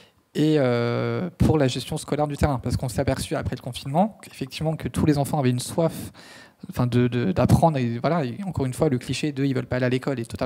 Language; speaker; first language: French; native; French